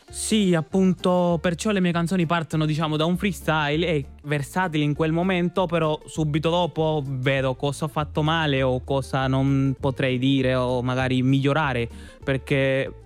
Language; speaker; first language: Italian; non-native, fluent; Spanish